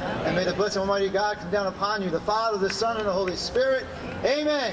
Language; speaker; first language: English; native; English